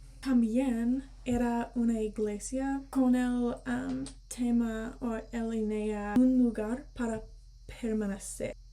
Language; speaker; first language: Spanish; early bilingual, heritage; Spanish